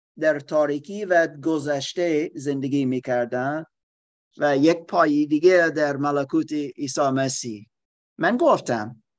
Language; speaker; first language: Persian; non-native, learner; German